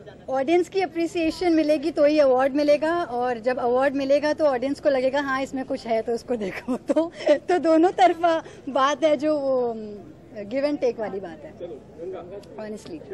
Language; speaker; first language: Hindi; native; Hindi